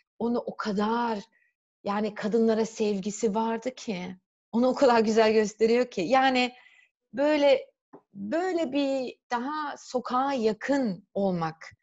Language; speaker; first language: Turkish; early bilingual, heritage; Turkish